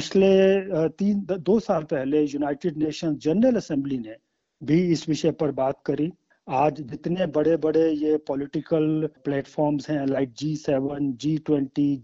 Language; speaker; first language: Hindi; native; Hindi